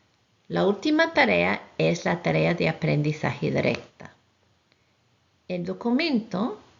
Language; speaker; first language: Spanish; non-native, fluent; English